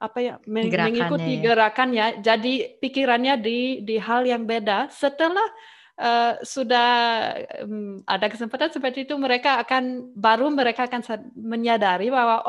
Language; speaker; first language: Indonesian; non-native, fluent; German